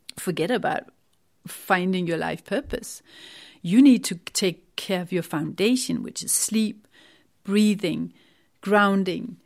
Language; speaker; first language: English; non-native, fluent; Danish